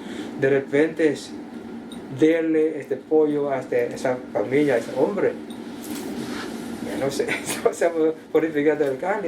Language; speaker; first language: Spanish; non-native, learner; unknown